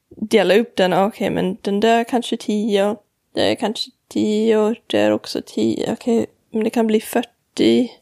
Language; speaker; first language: Swedish; non-native, fluent; English